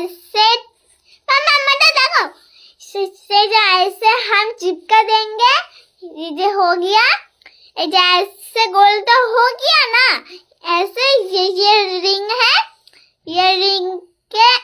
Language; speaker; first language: Hindi; non-native, local second language; Bangla